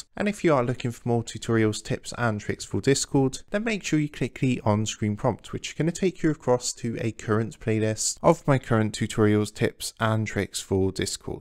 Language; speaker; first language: English; native; English